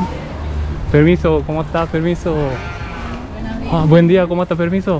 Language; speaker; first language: Spanish; non-native, learner; Japanese